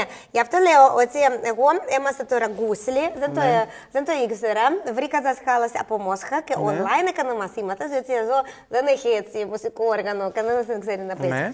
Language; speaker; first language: Greek; non-native, learner; Russian